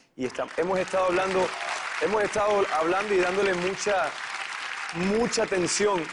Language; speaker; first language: Spanish; early bilingual, heritage; Spanish